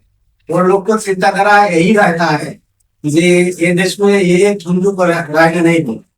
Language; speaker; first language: Hindi; non-native, local second language; Bangla